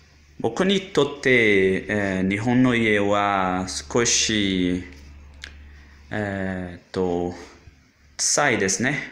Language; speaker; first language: Japanese; non-native, learner; Portuguese